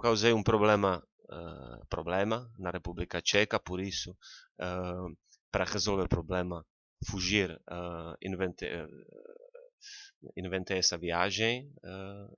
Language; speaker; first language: Portuguese; non-native, fluent; Czech